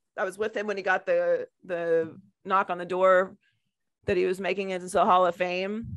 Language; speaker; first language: English; native; English